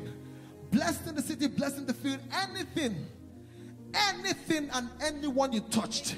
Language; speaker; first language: English; non-native, local second language; Igbo